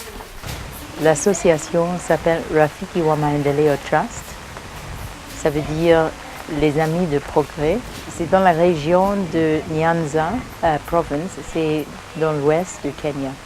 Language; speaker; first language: French; early bilingual, heritage; English